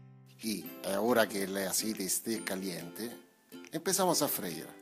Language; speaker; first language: Spanish; non-native, fluent; Italian